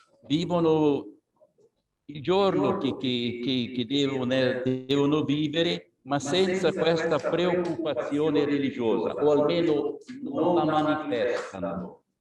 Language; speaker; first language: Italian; non-native, fluent; Portuguese